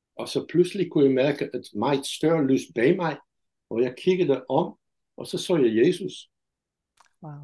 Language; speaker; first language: Danish; non-native, fluent; Dutch